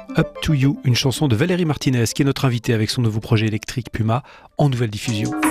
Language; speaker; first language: French; native; French